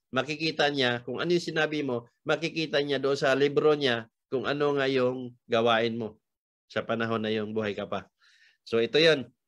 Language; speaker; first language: Filipino; native; Filipino